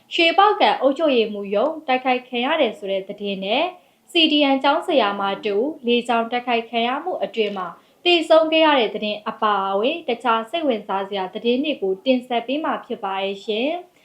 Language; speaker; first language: Burmese; native; Burmese